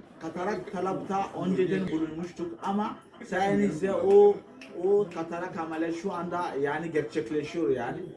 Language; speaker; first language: Turkish; non-native, learner; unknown